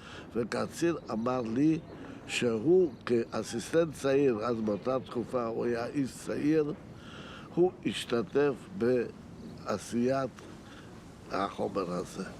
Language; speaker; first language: Hebrew; non-native, fluent; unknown